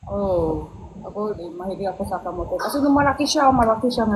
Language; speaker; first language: Filipino; non-native, learner; Chinese